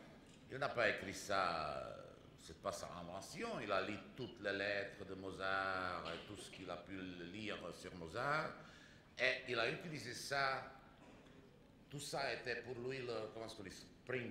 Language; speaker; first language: French; non-native, fluent; Czech